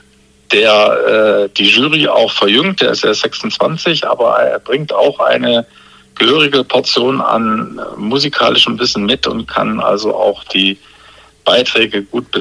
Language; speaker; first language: German; native; German